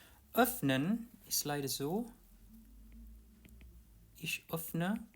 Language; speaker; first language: German; non-native, fluent; Indonesian